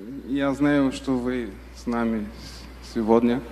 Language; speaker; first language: Russian; non-native, learner; Bulgarian